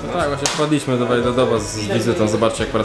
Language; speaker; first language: Polish; native; Polish